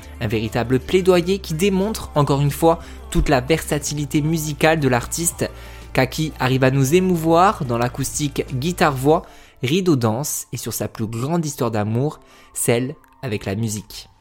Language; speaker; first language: French; native; French